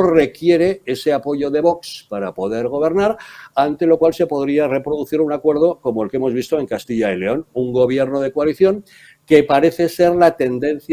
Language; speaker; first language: Spanish; native; Spanish